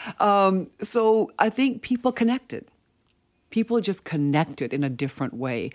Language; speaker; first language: English; early bilingual, other home language; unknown